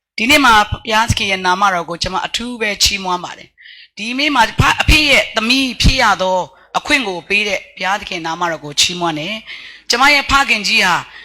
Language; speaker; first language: Burmese; non-native, local second language; Hakha Chin